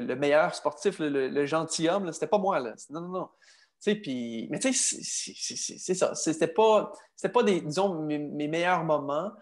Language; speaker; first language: French; native; French